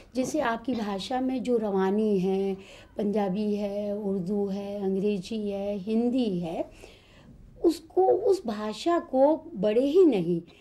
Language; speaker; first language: Hindi; native; Hindi